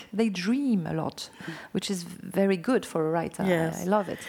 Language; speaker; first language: English; non-native, fluent; French